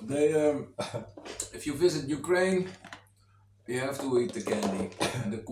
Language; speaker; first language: English; non-native, fluent; Dutch